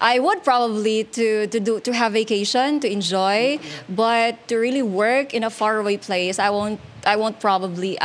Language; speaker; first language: English; non-native, local second language; Hiligaynon